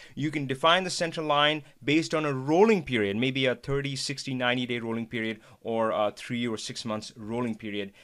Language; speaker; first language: English; non-native, local second language; Hindi